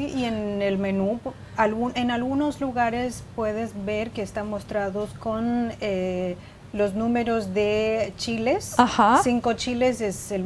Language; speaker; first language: Spanish; non-native, fluent; Chinese